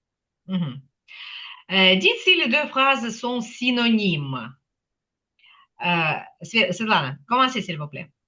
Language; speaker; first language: French; non-native, fluent; Ukrainian